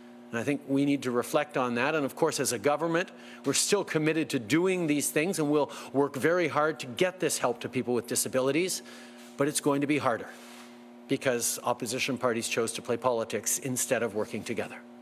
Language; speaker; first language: English; early bilingual, other home language; French